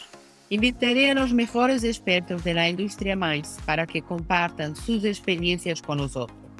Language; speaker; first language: Spanish; non-native, fluent; Portuguese